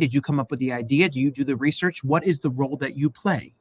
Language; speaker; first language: English; native; English